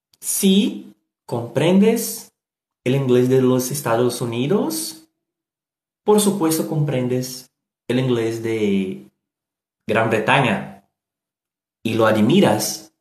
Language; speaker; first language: Spanish; non-native, learner; Portuguese